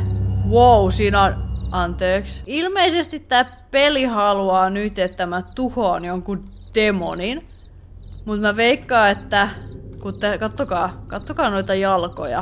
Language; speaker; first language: Finnish; native; Finnish